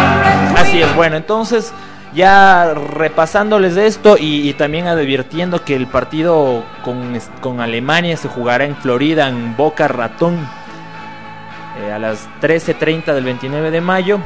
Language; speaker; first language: Spanish; native; Spanish